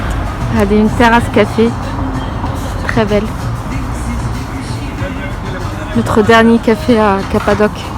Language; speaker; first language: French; non-native, local second language; Arabic